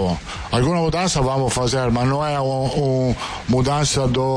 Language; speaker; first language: Portuguese; non-native, fluent; Italian